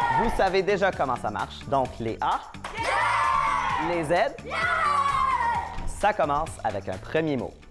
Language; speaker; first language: French; native; French